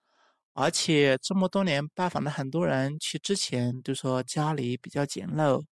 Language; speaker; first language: Chinese; native; Chinese